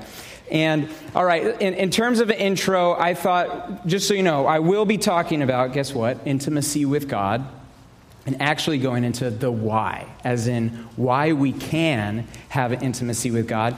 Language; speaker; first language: English; native; English